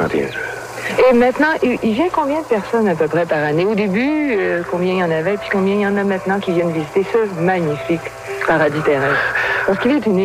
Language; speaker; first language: French; native; French